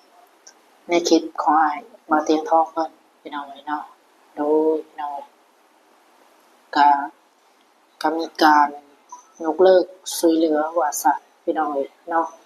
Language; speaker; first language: Thai; non-native, local second language; Lao